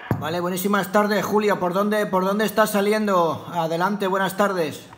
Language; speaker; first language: Spanish; native; Spanish